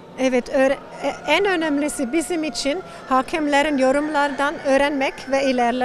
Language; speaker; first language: Turkish; non-native, fluent; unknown